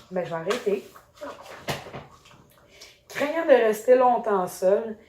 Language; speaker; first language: French; native; French